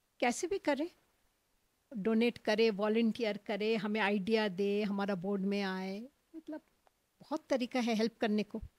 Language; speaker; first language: Hindi; non-native, local second language; Bangla